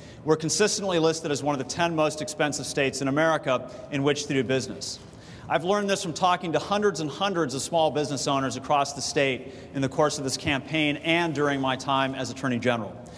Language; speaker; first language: English; native; English